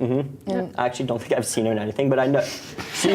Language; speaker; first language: English; native; English